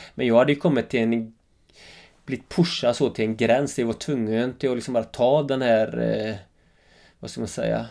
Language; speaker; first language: Swedish; native; Swedish